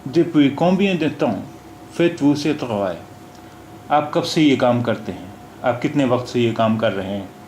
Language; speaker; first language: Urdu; native; Urdu